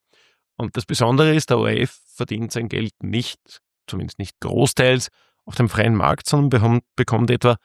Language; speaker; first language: German; native; German